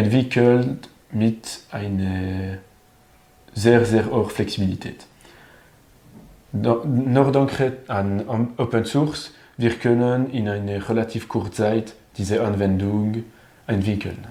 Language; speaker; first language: German; non-native, learner; French